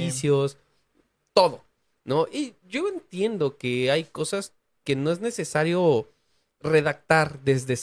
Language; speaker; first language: Spanish; native; Spanish